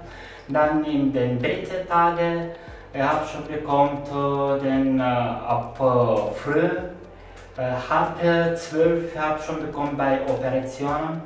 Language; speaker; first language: German; non-native, learner; Turkish